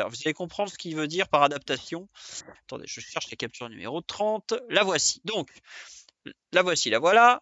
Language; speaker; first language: French; native; French